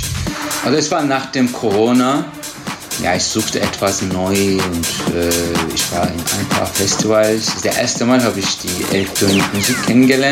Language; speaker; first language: German; non-native, learner; Turkish